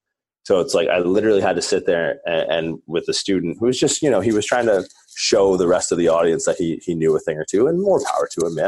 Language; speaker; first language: English; native; English